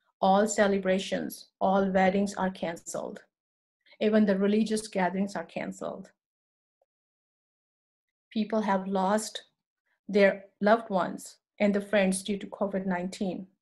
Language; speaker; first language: English; non-native, local second language; Urdu